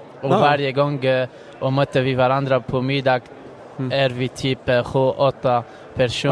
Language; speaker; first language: Swedish; non-native, fluent; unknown